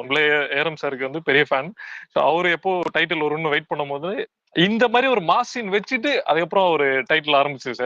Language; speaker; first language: Tamil; native; Tamil